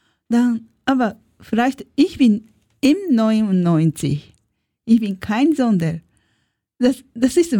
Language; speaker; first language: German; non-native, learner; Japanese